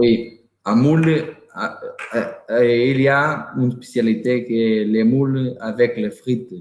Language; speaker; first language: French; non-native, learner; Portuguese